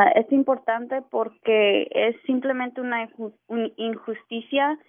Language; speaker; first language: Spanish; early bilingual, heritage; Spanish